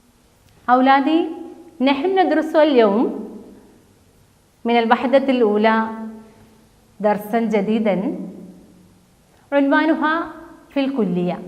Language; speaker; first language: Arabic; non-native, fluent; Malayalam